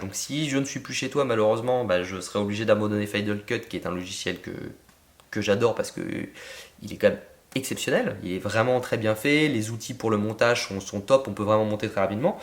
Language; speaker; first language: French; native; French